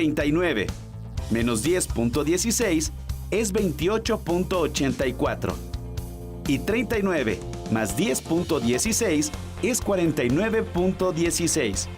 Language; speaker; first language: Spanish; native; Spanish